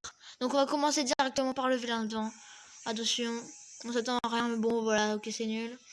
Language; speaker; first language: French; native; French